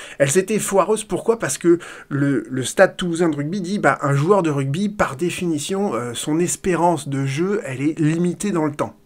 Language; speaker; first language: French; native; French